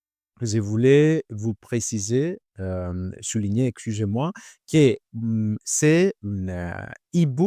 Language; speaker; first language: French; non-native, learner; Greek